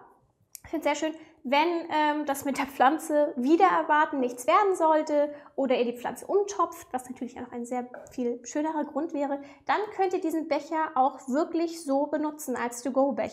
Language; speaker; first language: German; native; German